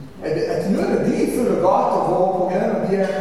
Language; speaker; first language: Danish; non-native, fluent; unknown